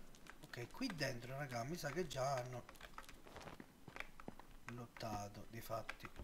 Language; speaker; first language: Italian; native; Italian